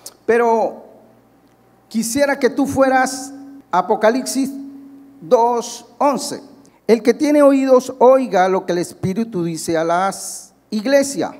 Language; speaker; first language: Spanish; native; Spanish